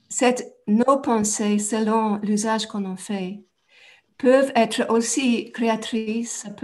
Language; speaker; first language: French; non-native, fluent; English